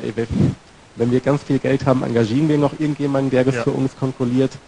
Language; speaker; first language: German; native; German